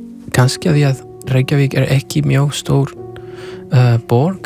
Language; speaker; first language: Icelandic; non-native, fluent; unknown